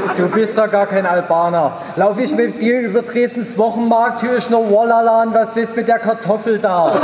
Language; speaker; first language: German; native; German